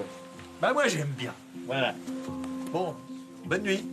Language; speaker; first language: French; native; French